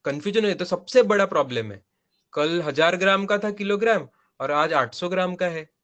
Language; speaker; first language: Hindi; non-native, local second language; Marathi